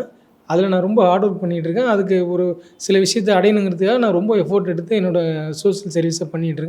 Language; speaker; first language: Tamil; native; Tamil